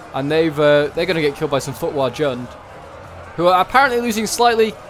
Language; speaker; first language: English; native; English